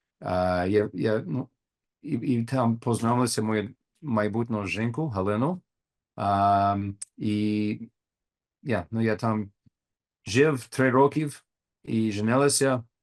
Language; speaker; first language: Ukrainian; non-native, learner; English